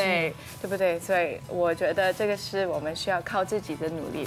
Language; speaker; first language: Chinese; non-native, local second language; English